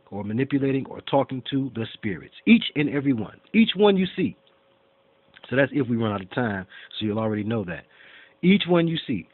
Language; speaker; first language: English; native; English